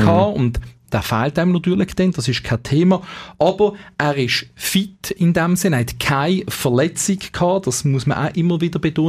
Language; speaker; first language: German; native; German